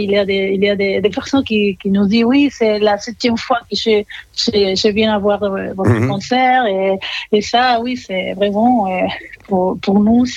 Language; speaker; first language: French; non-native, fluent; Spanish